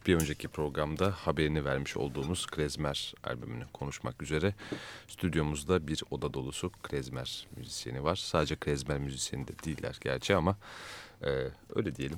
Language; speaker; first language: Turkish; native; Turkish